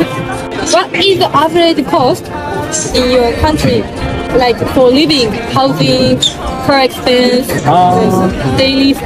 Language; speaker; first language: English; non-native, learner; Japanese